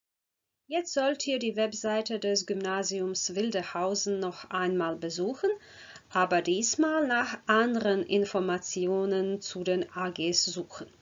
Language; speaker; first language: German; non-native, fluent; Croatian